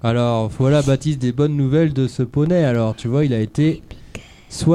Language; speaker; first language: French; native; French